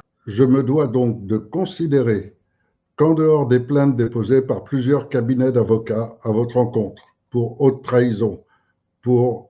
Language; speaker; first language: French; native; French